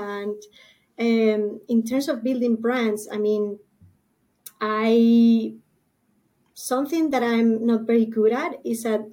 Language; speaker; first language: English; non-native, fluent; Spanish